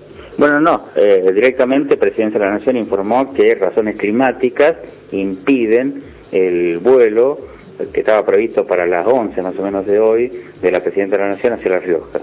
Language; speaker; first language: Spanish; native; Spanish